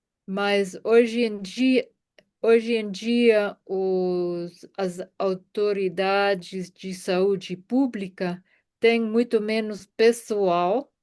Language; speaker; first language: Portuguese; non-native, fluent; German